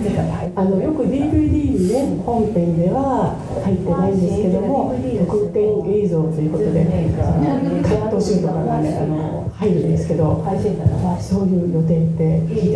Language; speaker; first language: Japanese; native; Japanese